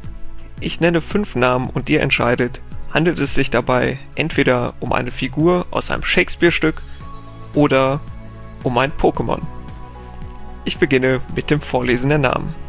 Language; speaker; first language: German; native; German